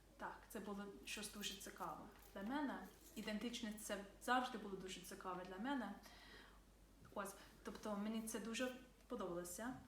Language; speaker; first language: Ukrainian; non-native, fluent; English